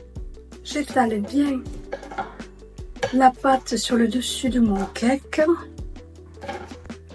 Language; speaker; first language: French; native; French